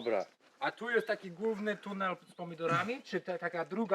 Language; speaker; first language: Polish; non-native, learner; English